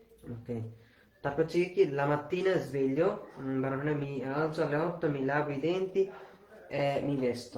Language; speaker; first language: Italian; non-native, fluent; Bangla